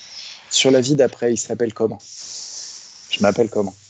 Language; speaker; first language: French; native; French